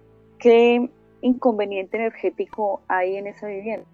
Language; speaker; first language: Spanish; native; Spanish